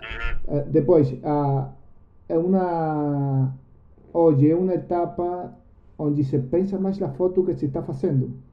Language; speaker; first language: Portuguese; non-native, learner; Spanish